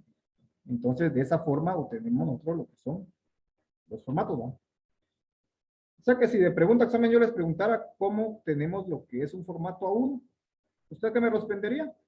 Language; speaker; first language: Spanish; native; Spanish